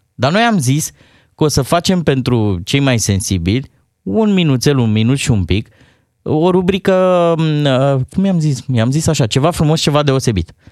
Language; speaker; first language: Romanian; native; Romanian